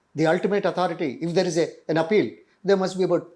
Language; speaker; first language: English; non-native, local second language; Telugu